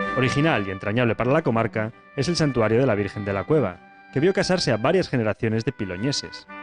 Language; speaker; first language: Spanish; native; Spanish